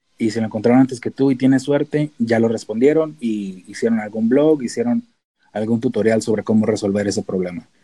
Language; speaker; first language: Spanish; native; Spanish